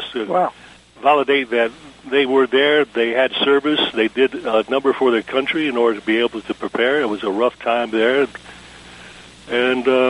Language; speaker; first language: English; native; English